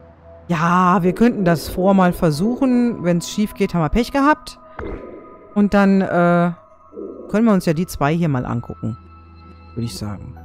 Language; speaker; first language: German; native; German